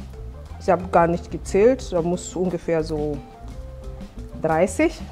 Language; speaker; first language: German; non-native, fluent; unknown